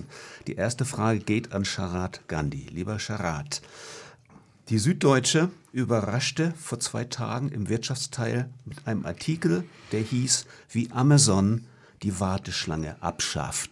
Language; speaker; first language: German; native; German